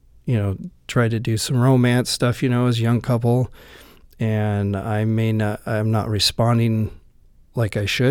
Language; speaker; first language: English; native; English